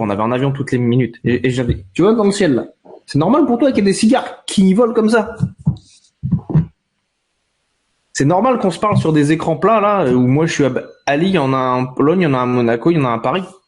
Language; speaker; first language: French; native; French